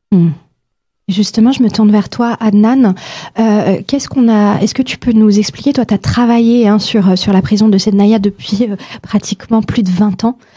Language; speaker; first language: French; native; French